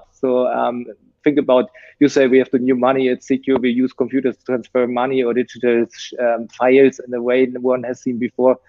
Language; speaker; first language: English; non-native, fluent; German